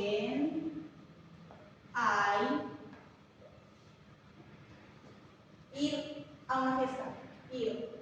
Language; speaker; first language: Spanish; non-native, fluent; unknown